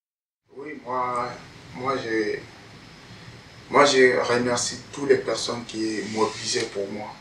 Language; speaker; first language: French; non-native, learner; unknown